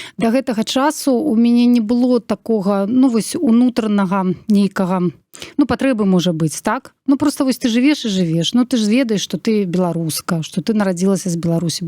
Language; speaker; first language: Belarusian; non-native, local second language; Russian